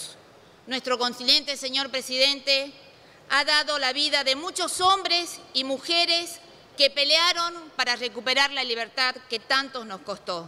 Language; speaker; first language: Spanish; native; Spanish